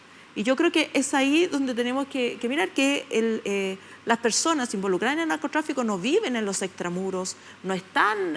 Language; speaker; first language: Spanish; native; Spanish